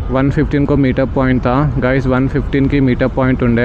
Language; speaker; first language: Hindi; non-native, local second language; Telugu